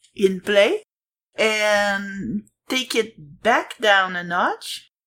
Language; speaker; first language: English; non-native, fluent; French